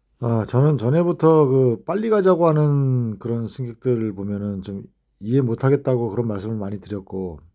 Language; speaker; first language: Korean; native; Korean